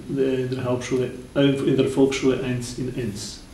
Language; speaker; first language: German; non-native, fluent; Bosnian